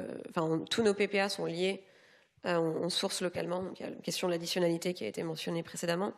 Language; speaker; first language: French; native; French